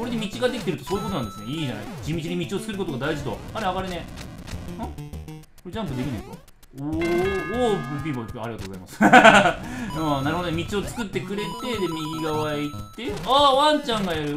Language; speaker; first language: Japanese; native; Japanese